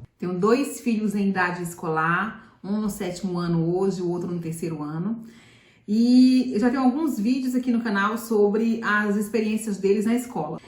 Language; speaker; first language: Portuguese; native; Portuguese